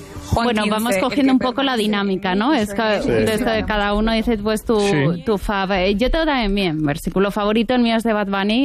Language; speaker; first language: Spanish; native; Spanish